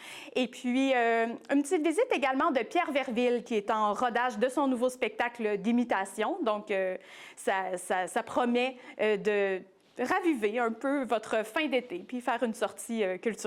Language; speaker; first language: French; native; French